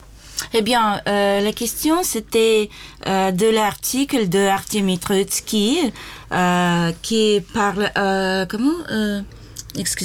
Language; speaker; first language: French; non-native, learner; Russian